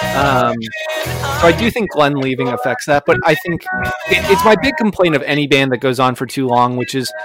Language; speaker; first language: English; native; English